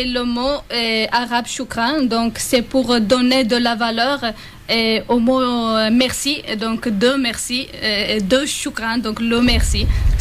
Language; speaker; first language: French; non-native, fluent; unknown